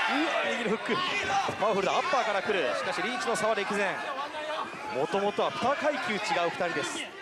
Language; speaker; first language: Japanese; native; Japanese